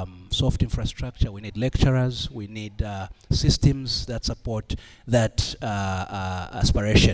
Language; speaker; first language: English; non-native, local second language; Bemba